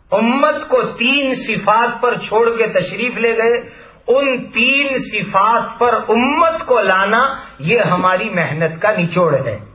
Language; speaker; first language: Urdu; non-native, local second language; Gujarati